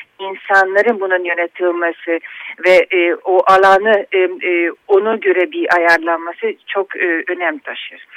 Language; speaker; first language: Turkish; non-native, fluent; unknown